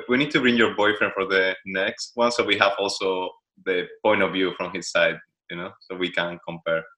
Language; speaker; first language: English; non-native, fluent; Spanish